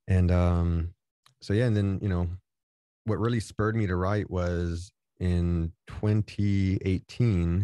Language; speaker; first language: English; native; English